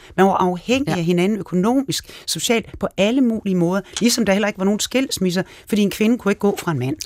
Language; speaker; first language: Danish; native; Danish